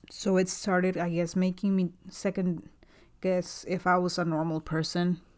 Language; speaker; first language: English; non-native, fluent; Spanish